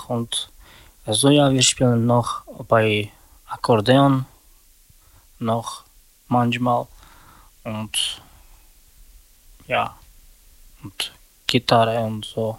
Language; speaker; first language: German; non-native, learner; Slovak